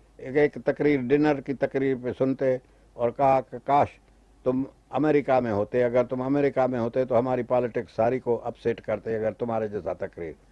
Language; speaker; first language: Urdu; non-native, local second language; Sindhi